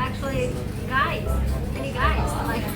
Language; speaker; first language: English; non-native, learner; Chinese